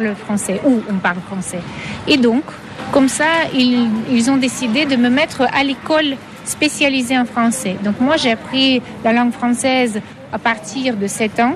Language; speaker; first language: French; non-native, fluent; Russian